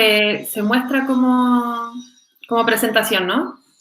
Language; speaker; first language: Spanish; native; Spanish